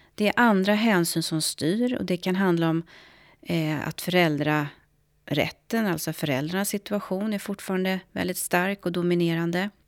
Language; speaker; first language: Swedish; native; Swedish